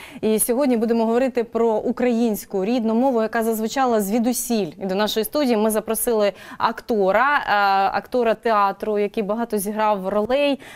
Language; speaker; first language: Ukrainian; native; Ukrainian